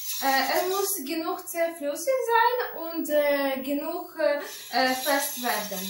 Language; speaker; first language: German; non-native, learner; Russian